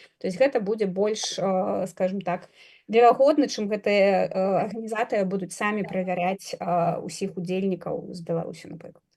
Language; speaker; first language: Belarusian; non-native, local second language; Russian